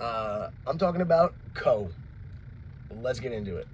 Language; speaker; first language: English; native; English